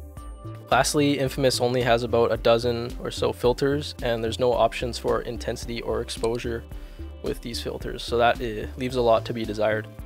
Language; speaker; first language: English; native; English